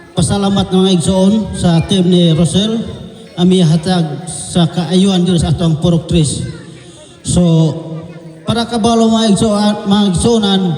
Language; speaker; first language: Cebuano; non-native, local second language; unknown